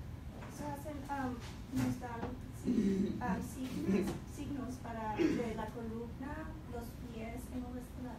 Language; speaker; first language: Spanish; early bilingual, heritage; Spanish